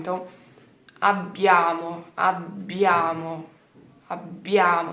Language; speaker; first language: Italian; non-native, fluent; Portuguese